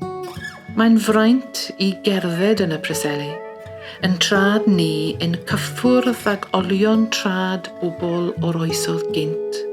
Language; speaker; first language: Welsh; native; Welsh